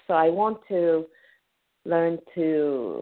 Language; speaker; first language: English; non-native, fluent; Japanese